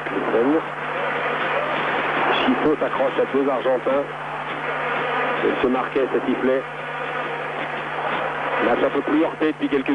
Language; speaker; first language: French; native; French